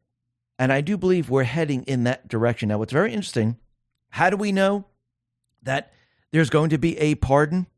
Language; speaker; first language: English; native; English